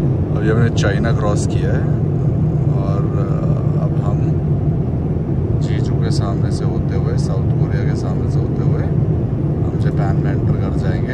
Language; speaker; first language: Hindi; native; Hindi